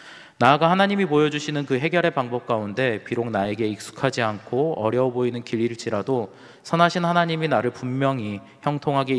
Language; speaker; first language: Korean; native; Korean